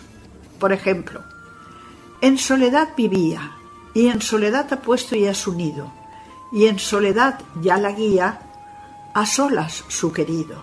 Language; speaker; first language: Spanish; native; Spanish